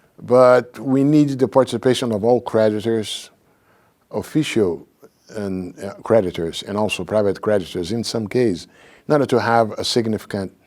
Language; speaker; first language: English; non-native, fluent; Portuguese